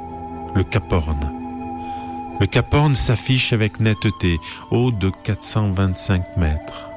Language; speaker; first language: French; native; French